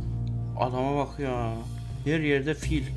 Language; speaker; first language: Turkish; native; Turkish